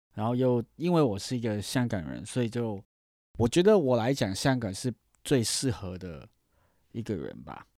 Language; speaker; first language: Chinese; non-native, fluent; Cantonese